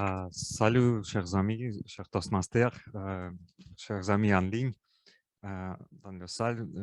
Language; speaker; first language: French; non-native, learner; Russian